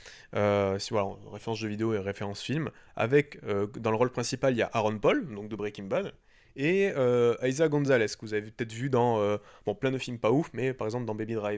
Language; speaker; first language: French; native; French